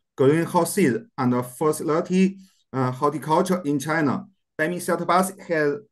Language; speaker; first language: English; non-native, learner; Chinese